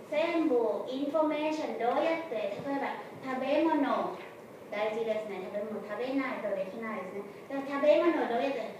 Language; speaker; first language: Japanese; non-native, fluent; Thai